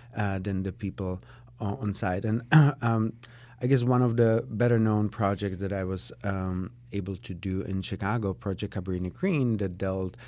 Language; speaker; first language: English; non-native, fluent; Czech